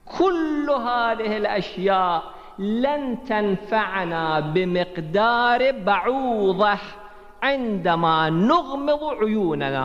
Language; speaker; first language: Arabic; native; Arabic